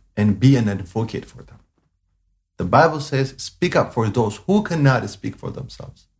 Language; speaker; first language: English; non-native, fluent; Amharic